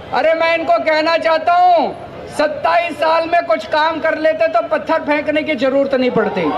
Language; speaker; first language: Hindi; native; Hindi